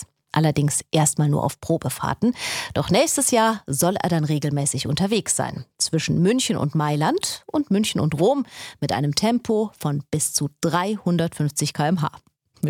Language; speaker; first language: German; native; German